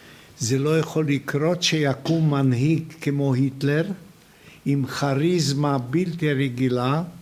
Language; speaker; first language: Hebrew; non-native, fluent; Hungarian